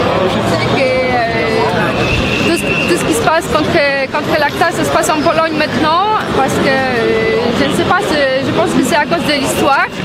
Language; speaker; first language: French; non-native, fluent; Polish